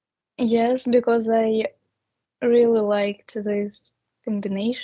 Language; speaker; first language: English; non-native, learner; Russian